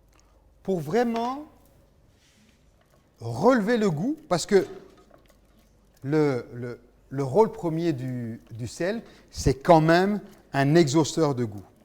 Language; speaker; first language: French; native; French